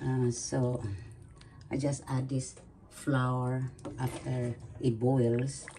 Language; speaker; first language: English; non-native, learner; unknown